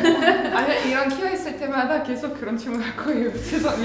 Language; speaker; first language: Korean; non-native, fluent; French